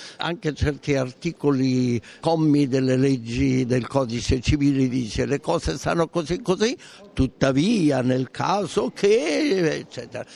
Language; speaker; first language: Italian; native; Italian